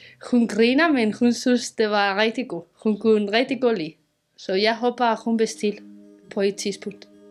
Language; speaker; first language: Danish; non-native, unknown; Spanish